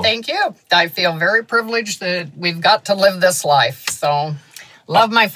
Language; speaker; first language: English; native; English